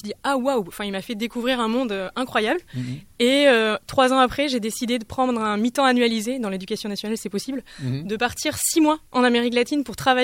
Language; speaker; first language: French; native; French